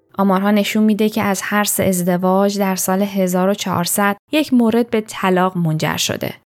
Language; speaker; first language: Persian; native; Persian